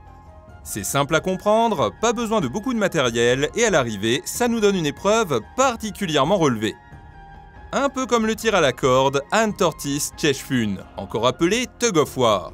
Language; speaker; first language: French; native; French